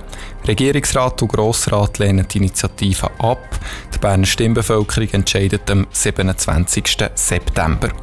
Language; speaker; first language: German; native; German